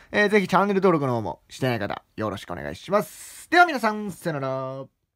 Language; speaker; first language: Japanese; native; Japanese